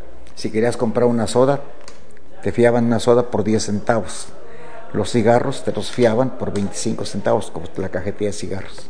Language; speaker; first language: Spanish; native; Spanish